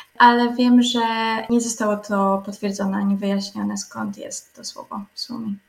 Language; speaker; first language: Polish; native; Polish